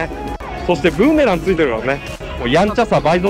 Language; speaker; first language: Japanese; native; Japanese